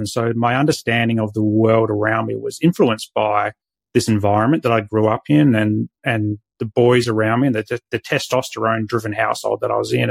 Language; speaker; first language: English; native; English